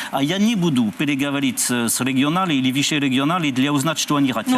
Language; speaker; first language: Russian; non-native, learner; French